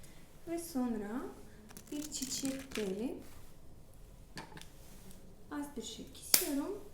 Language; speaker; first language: Turkish; non-native, learner; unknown